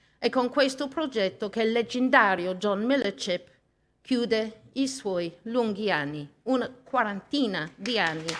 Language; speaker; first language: Italian; non-native, fluent; English